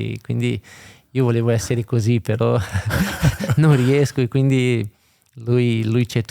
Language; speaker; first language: Italian; non-native, fluent; Portuguese